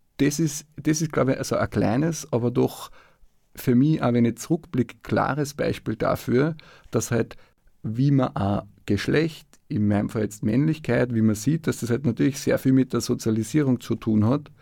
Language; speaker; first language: German; native; German